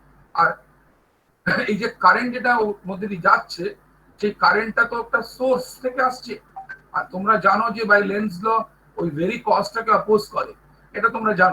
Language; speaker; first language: Bangla; native; Bangla